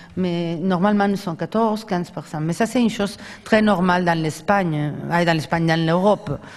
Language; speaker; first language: French; non-native, fluent; Spanish